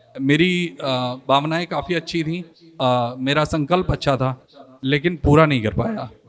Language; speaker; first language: Hindi; native; Hindi